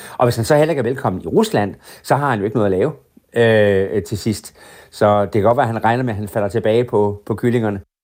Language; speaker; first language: Danish; native; Danish